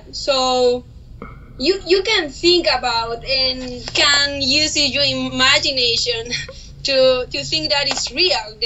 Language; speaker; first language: English; non-native, learner; Spanish